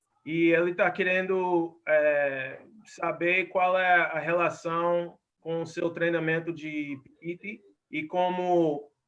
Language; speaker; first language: Portuguese; non-native, fluent; English